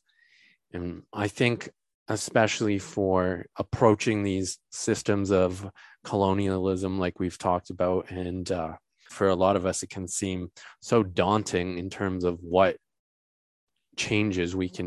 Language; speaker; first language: English; native; English